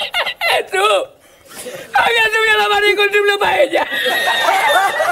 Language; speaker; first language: Spanish; native; Spanish